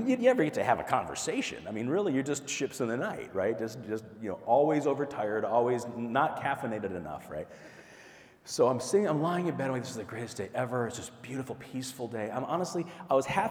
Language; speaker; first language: English; native; English